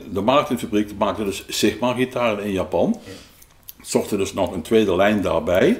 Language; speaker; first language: Dutch; native; Dutch